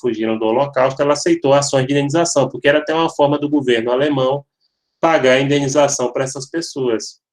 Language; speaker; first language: Portuguese; native; Portuguese